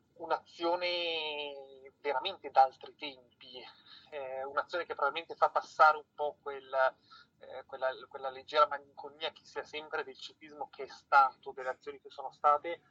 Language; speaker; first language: Italian; native; Italian